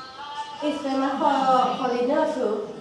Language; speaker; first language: English; non-native, local second language; Thai